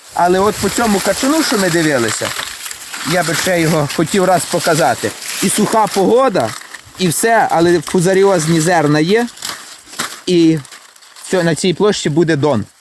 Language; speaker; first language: Ukrainian; native; Ukrainian